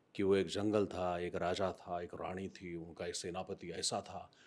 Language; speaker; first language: Hindi; non-native, local second language; Marathi